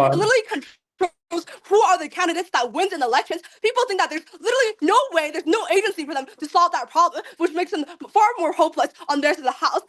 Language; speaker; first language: English; non-native, fluent; Chinese